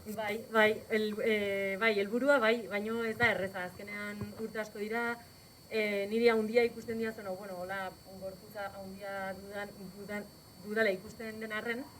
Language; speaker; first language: Basque; native; Basque